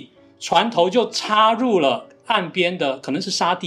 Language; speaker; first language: Chinese; native; Chinese